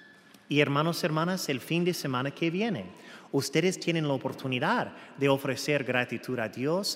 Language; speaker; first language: Spanish; non-native, fluent; English